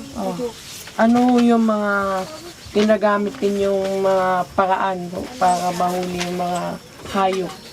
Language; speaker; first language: Filipino; native; Filipino